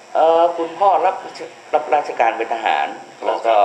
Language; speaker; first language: Thai; native; Thai